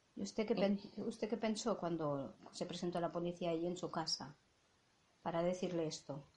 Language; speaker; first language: Spanish; non-native, local second language; Catalan